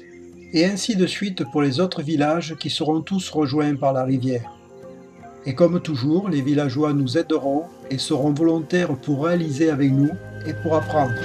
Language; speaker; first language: French; native; French